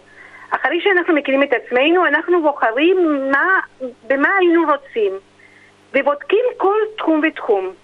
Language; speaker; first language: Hebrew; non-native, fluent; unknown